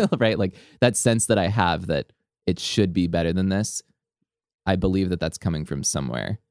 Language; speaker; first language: English; native; English